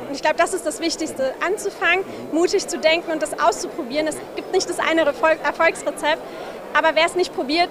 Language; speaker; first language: German; native; German